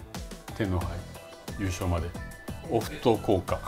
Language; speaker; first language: Japanese; native; Japanese